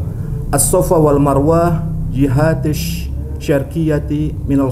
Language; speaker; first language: Arabic; non-native, learner; Indonesian